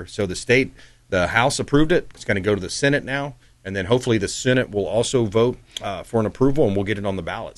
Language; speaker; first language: English; native; English